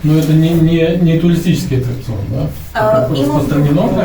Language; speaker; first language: Russian; native; Russian